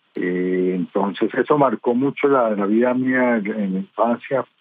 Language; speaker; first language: Spanish; native; Spanish